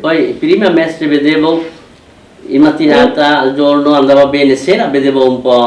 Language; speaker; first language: Italian; non-native, fluent; Bangla